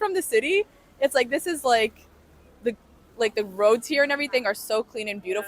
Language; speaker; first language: English; native; English